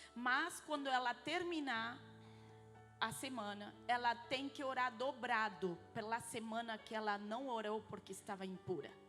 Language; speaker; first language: Portuguese; non-native, fluent; Arabic